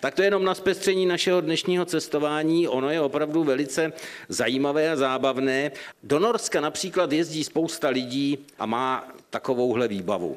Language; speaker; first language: Czech; native; Czech